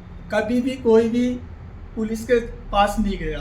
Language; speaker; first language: Hindi; native; Hindi